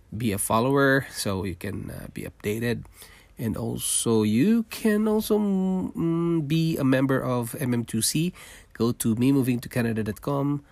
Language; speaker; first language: English; non-native, local second language; Filipino